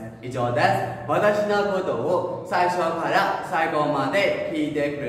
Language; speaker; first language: Japanese; non-native, learner; Burmese